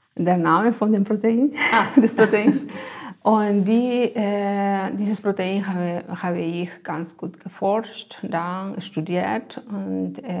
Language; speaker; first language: German; non-native, fluent; Spanish